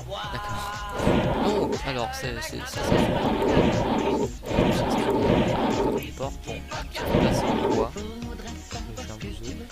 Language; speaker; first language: French; native; French